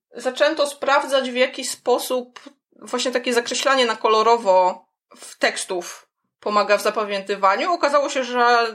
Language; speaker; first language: Polish; non-native, fluent; English